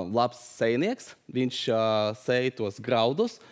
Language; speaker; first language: Latvian; native; Latvian